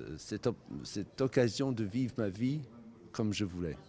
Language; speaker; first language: French; non-native, fluent; English